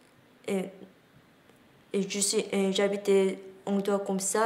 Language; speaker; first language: French; non-native, learner; Korean